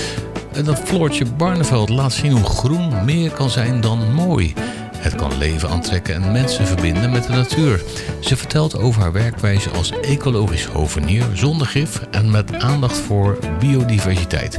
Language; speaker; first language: Dutch; native; Dutch